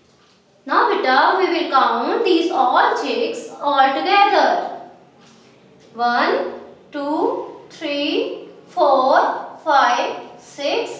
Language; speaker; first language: English; non-native, local second language; Urdu